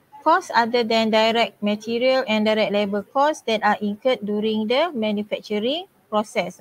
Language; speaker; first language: English; non-native, local second language; Malay